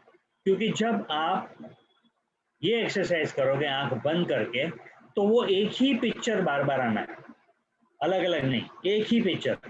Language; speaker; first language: Hindi; native; Hindi